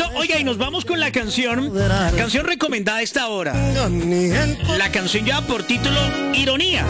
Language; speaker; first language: Spanish; native; Spanish